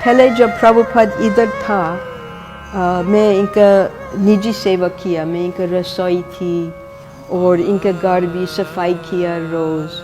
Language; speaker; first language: Hindi; non-native, fluent; English